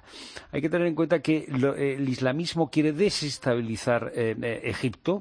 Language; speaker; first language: Spanish; native; Spanish